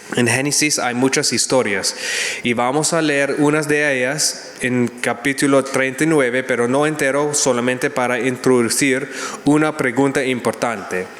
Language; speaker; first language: Spanish; non-native, learner; English